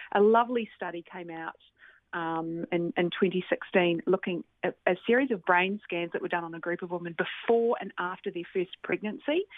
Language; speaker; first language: English; native; English